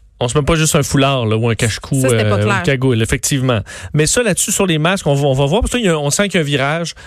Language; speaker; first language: French; native; French